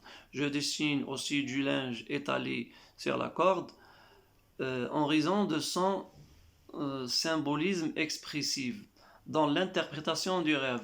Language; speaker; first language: French; non-native, local second language; Arabic